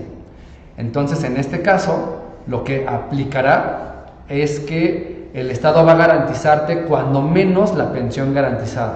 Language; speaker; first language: Spanish; native; Spanish